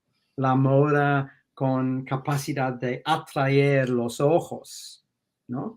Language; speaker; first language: Spanish; non-native, fluent; English